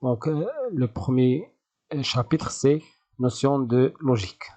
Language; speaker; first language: French; non-native, local second language; Arabic